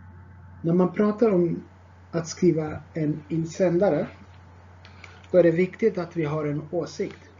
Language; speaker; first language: Swedish; non-native, fluent; Tigrinya